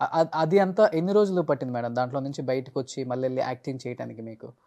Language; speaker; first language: Telugu; native; Telugu